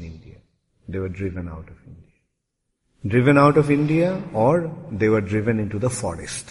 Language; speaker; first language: English; non-native, local second language; Bangla